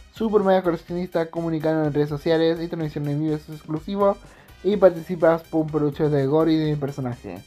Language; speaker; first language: Spanish; native; Spanish